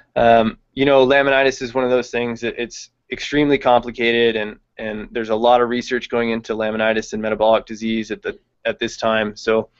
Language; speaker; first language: English; native; English